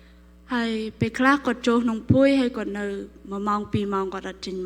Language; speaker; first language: Khmer; non-native, local second language; Korean